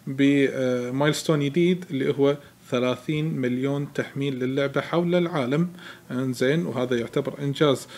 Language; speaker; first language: Arabic; native; Arabic